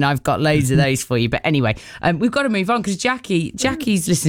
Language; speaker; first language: English; native; English